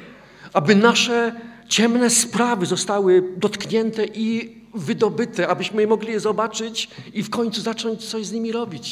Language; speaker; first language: Polish; native; Polish